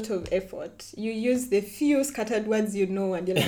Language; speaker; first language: English; non-native, local second language; Ganda